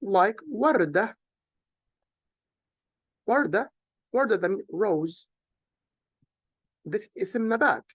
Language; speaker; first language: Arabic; native; Arabic